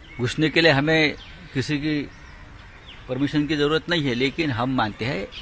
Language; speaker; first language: Hindi; native; Hindi